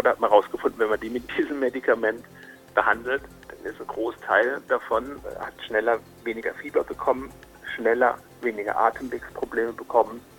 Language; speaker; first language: German; native; German